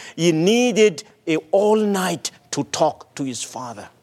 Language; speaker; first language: English; non-native, fluent; Malagasy